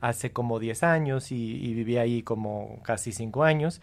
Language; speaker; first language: Spanish; early bilingual, heritage; Spanish